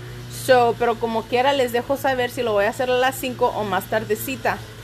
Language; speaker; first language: Spanish; early bilingual, heritage; Spanish